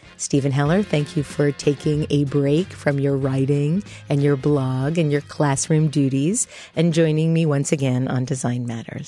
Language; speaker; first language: English; native; English